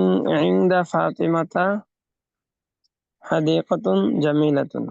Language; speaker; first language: Arabic; non-native, learner; Bangla